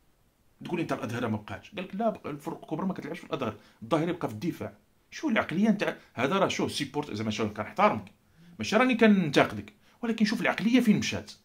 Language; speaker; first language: Arabic; native; Arabic